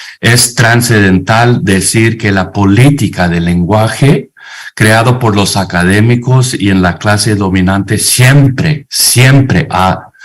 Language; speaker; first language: Spanish; non-native, fluent; English